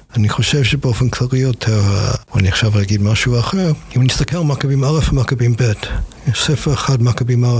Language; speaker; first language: Hebrew; non-native, fluent; English